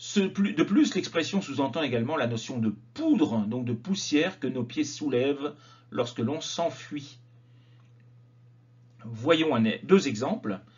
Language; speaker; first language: French; native; French